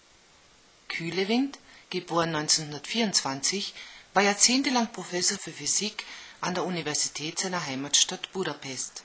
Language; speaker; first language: German; native; German